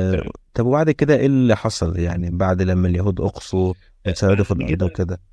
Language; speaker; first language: Arabic; native; Arabic